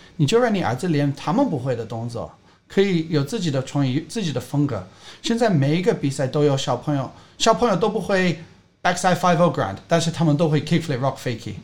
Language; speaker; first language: Chinese; non-native, fluent; English